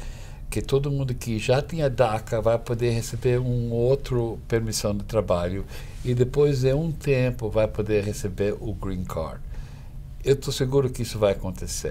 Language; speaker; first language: Portuguese; non-native, fluent; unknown